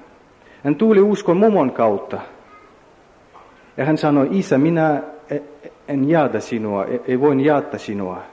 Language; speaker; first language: Finnish; non-native, learner; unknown